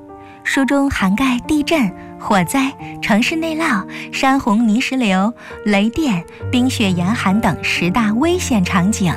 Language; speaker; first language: Chinese; native; Chinese